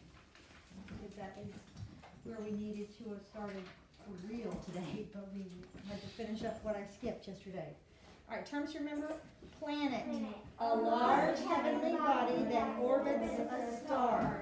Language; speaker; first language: English; native; English